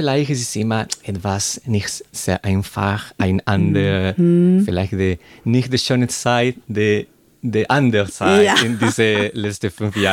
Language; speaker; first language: German; non-native, learner; Spanish